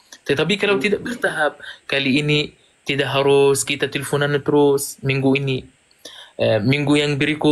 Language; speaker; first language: Indonesian; non-native, fluent; Arabic